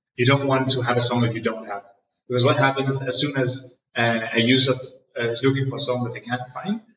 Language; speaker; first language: English; non-native, fluent; Danish